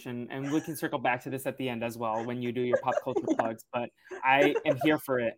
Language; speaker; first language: English; native; English